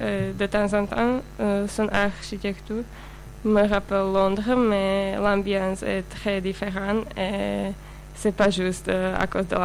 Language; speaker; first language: French; non-native, fluent; Slovak